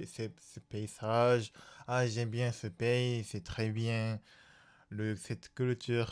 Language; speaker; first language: French; non-native, learner; Japanese